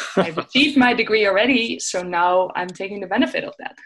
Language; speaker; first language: English; non-native, fluent; Dutch